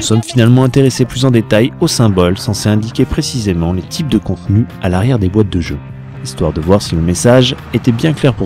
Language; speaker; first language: French; native; French